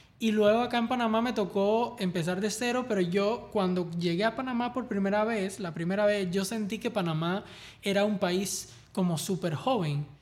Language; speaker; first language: Spanish; native; Spanish